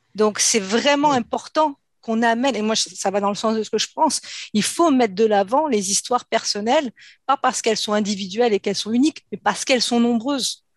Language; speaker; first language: French; native; French